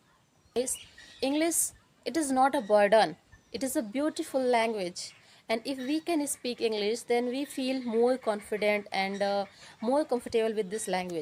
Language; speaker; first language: English; non-native, learner; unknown